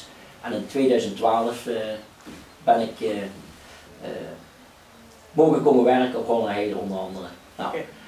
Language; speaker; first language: Dutch; native; Dutch